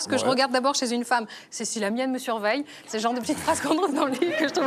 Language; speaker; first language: French; native; French